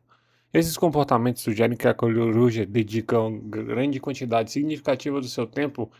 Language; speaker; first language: Portuguese; native; Portuguese